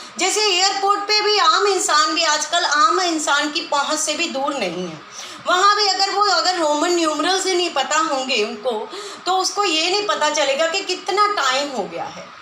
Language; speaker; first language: Hindi; non-native, local second language; Punjabi